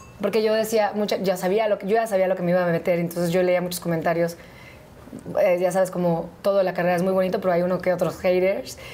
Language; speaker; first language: Spanish; native; Spanish